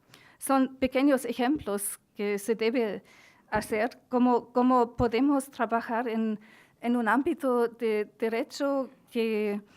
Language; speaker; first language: Spanish; non-native, fluent; German